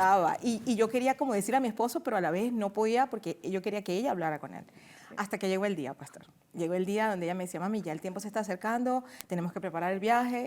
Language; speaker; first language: Spanish; native; Spanish